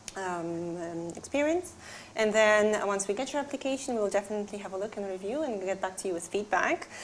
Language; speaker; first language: English; non-native, fluent; Polish